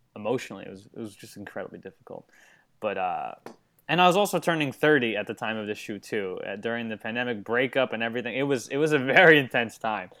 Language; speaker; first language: English; native; English